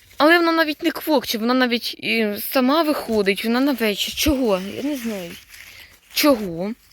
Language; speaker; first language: Ukrainian; native; Ukrainian